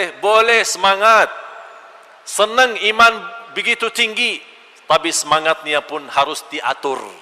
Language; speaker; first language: Malay; non-native, fluent; Arabic